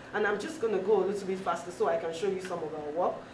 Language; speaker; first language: English; non-native, local second language; Yoruba